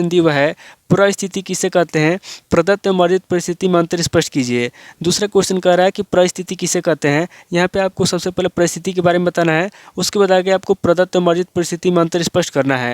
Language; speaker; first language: Hindi; native; Hindi